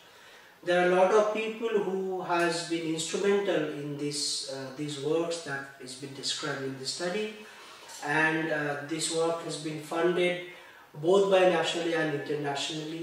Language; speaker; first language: English; non-native, local second language; Bangla